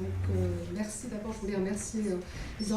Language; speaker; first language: French; native; French